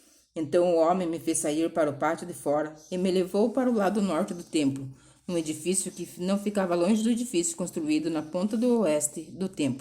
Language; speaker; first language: Portuguese; native; Portuguese